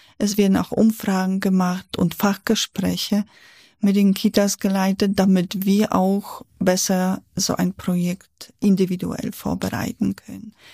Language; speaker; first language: German; non-native, fluent; Polish